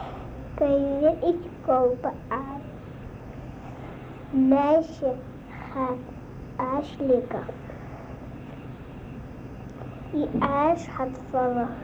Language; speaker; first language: Dutch; early bilingual, other home language; Arabic